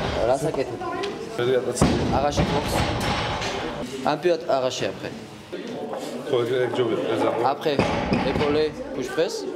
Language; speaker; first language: French; non-native, learner; Georgian